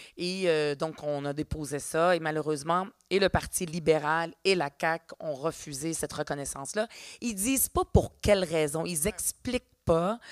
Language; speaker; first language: French; early bilingual, other home language; Arabic